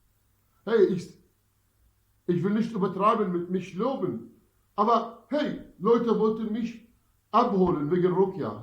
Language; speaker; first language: German; non-native, fluent; Arabic